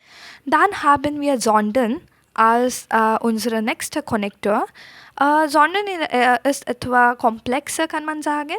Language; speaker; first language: German; non-native, fluent; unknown